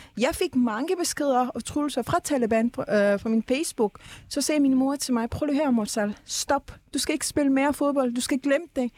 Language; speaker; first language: Danish; early bilingual, other home language; Persian